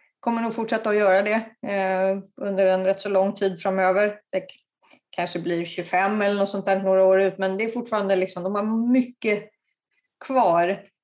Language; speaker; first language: Swedish; native; Swedish